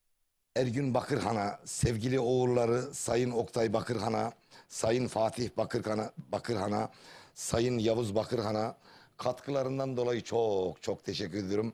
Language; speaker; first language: Turkish; native; Turkish